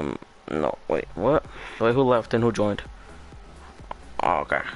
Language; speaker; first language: English; native; English